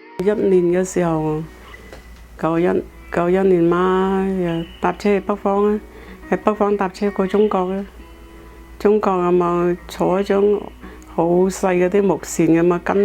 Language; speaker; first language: Cantonese; early bilingual, heritage; Cantonese